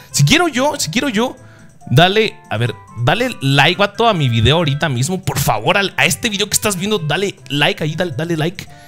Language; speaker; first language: Spanish; early bilingual, other home language; Japanese